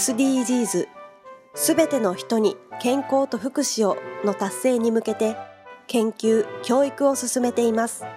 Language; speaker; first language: Japanese; native; Japanese